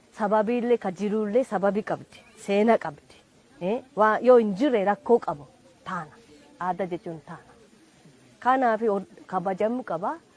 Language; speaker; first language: Oromo; non-native, fluent; Japanese